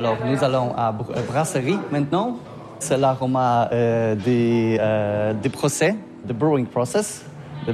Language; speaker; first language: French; non-native, learner; Polish